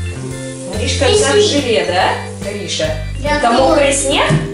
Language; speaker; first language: Russian; native; Russian